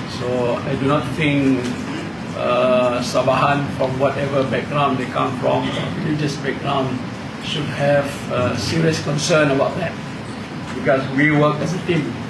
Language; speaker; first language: English; non-native, local second language; Malay